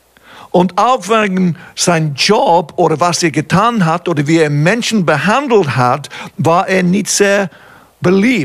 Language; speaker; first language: German; non-native, fluent; English